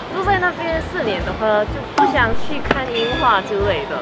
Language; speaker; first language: Chinese; non-native, fluent; Korean